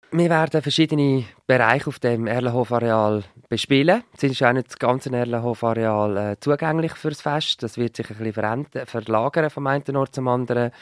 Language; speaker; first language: German; native; German